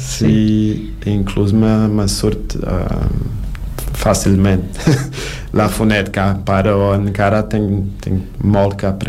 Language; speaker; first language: Catalan; non-native, learner; Portuguese